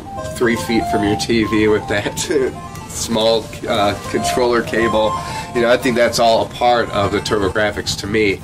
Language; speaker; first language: English; native; English